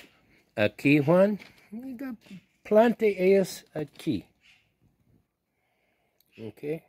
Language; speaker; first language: Spanish; non-native, learner; English